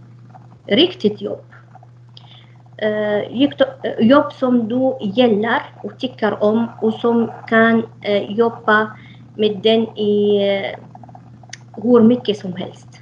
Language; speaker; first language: Swedish; non-native, fluent; Arabic